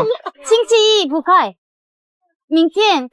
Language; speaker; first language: Chinese; non-native, learner; Korean